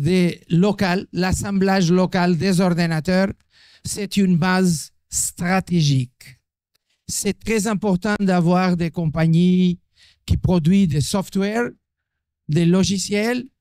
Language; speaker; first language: French; non-native, fluent; Portuguese